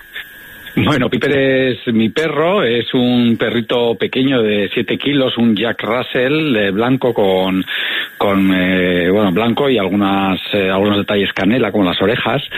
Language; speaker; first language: Spanish; native; Spanish